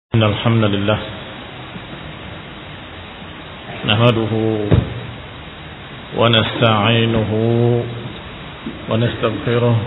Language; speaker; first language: Arabic; non-native, fluent; Indonesian